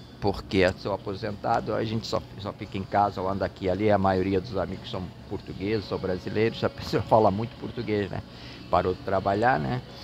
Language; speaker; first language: Portuguese; native; Portuguese